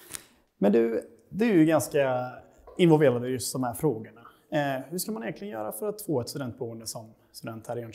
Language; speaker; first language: Swedish; native; Swedish